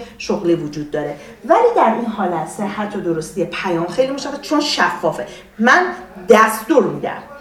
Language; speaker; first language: Persian; native; Persian